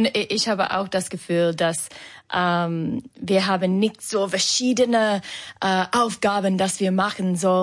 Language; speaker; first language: German; non-native, learner; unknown